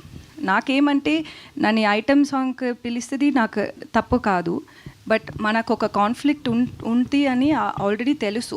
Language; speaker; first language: Telugu; non-native, learner; Tamil